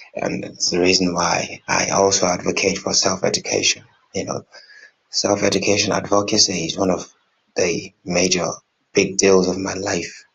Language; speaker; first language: English; non-native, local second language; Yoruba